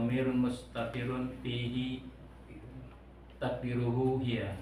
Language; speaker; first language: Arabic; non-native, learner; Indonesian